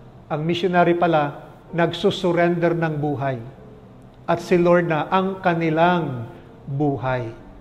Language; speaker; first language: Filipino; native; Filipino